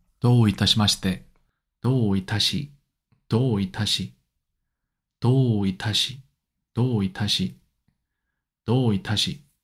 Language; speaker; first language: Japanese; non-native, learner; Korean